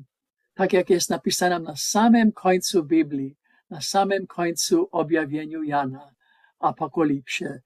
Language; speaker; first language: Polish; non-native, learner; English